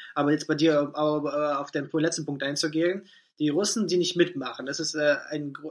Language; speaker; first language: German; non-native, fluent; Russian